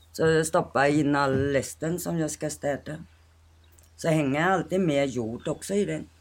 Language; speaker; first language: Swedish; non-native, fluent; Thai